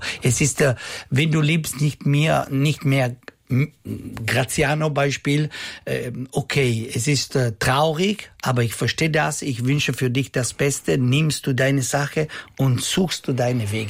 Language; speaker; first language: German; non-native, local second language; Italian